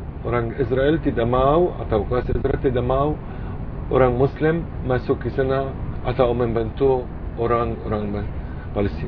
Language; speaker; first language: Indonesian; non-native, fluent; Arabic